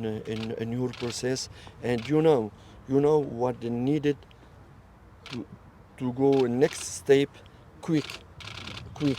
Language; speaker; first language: English; non-native, learner; French